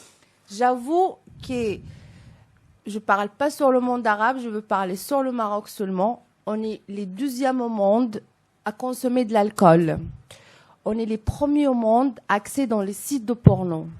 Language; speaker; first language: French; non-native, local second language; Arabic